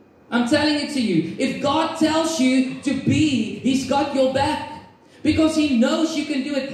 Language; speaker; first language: English; non-native, local second language; Afrikaans